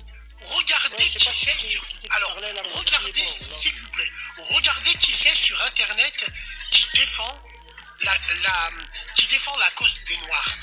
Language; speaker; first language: French; early bilingual, other home language; Arabic